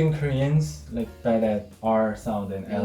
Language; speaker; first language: English; non-native, fluent; Korean